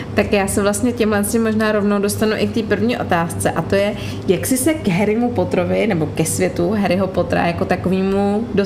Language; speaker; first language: Czech; native; Czech